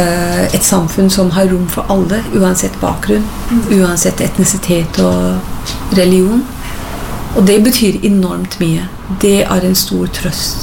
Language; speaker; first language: Norwegian; non-native, fluent; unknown